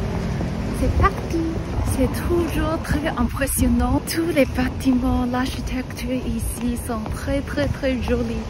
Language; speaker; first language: French; non-native, learner; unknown